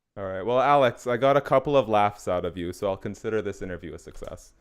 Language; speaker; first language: English; native; English